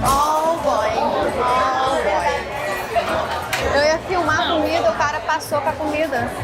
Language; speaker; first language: Portuguese; native; Portuguese